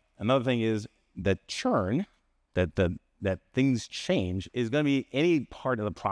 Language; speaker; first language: English; native; English